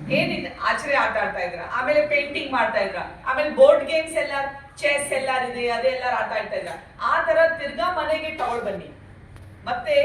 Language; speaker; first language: Kannada; non-native, learner; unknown